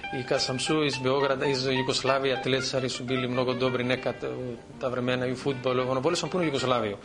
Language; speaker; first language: Serbian; non-native, fluent; Greek